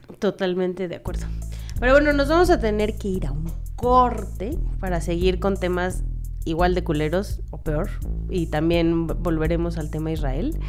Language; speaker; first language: Spanish; native; Spanish